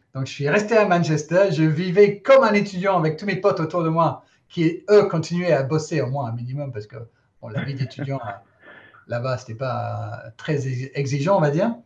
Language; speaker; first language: French; non-native, fluent; English